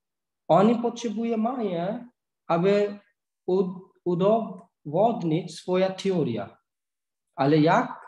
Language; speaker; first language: Polish; non-native, learner; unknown